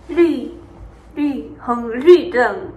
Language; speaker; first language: Chinese; non-native, fluent; Korean